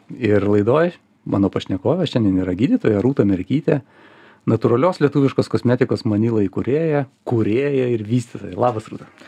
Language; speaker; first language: Lithuanian; native; Lithuanian